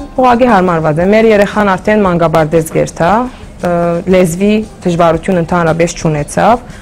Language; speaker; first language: Armenian; early bilingual, heritage; Armenian